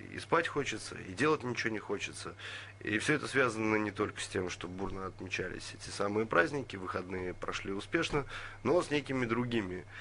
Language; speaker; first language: Russian; native; Russian